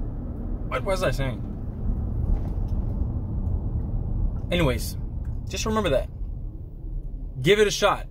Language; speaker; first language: English; native; English